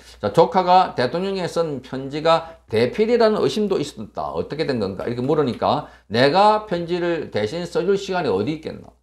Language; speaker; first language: Korean; native; Korean